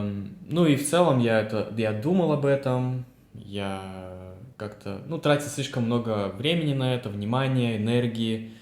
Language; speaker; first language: Russian; native; Russian